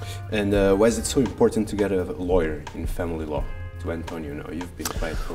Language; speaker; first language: English; early bilingual, other home language; Portuguese